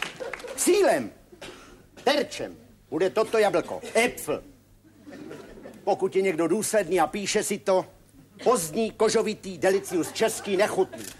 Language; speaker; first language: Czech; native; Czech